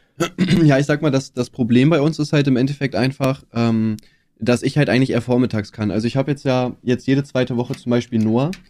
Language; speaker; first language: German; native; German